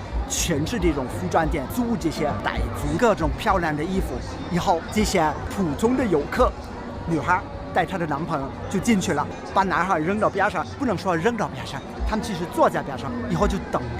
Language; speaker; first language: Chinese; non-native, fluent; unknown